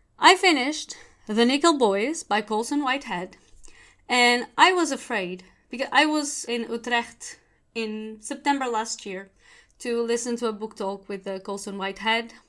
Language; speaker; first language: English; non-native, fluent; Portuguese